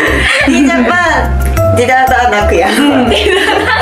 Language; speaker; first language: Indonesian; non-native, learner; Japanese